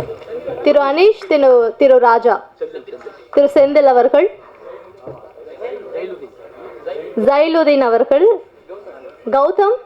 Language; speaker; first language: Tamil; native; Tamil